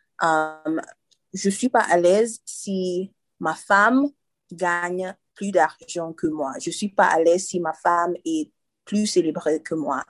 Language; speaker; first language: French; non-native, learner; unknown